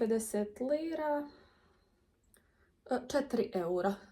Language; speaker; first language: Turkish; non-native, learner; Bosnian